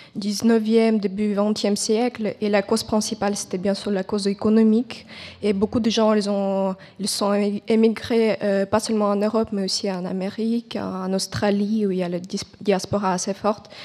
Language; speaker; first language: French; non-native, fluent; Ukrainian